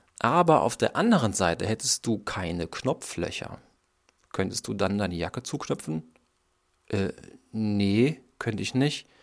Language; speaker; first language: German; native; German